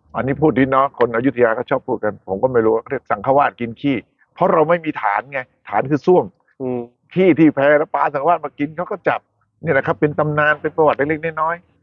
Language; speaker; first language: Thai; native; Thai